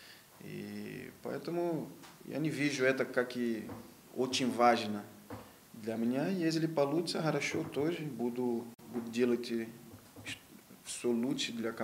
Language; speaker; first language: Russian; non-native, learner; Portuguese